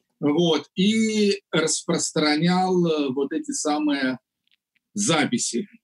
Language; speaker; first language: Russian; native; Russian